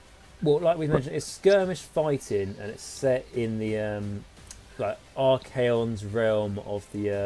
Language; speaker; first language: English; native; English